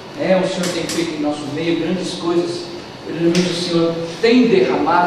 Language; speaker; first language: Portuguese; native; Portuguese